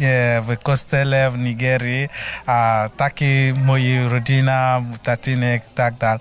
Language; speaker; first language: Czech; non-native, learner; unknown